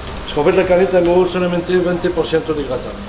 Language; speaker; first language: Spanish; non-native, learner; French